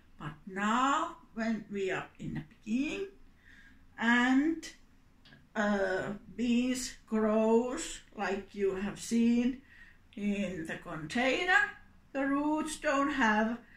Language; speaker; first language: English; non-native, learner; Finnish